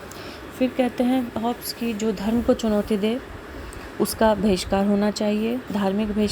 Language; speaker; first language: Hindi; native; Hindi